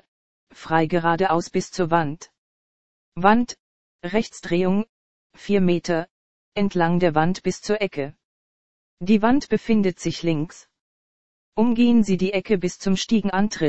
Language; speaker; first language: German; native; German